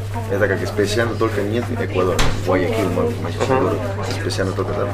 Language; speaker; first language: Russian; non-native, learner; Slovak